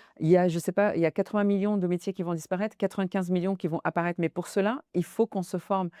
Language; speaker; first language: French; early bilingual, other home language; Arabic